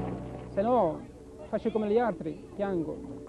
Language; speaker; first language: Italian; non-native, fluent; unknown